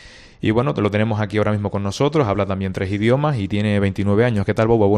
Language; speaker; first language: Spanish; native; Spanish